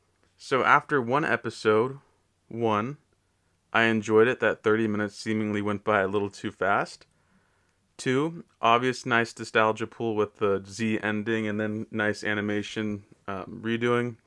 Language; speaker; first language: English; native; English